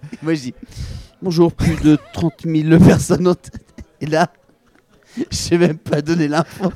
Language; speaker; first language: French; native; French